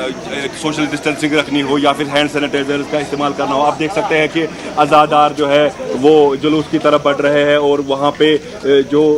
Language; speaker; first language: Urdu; non-native, local second language; Kashmiri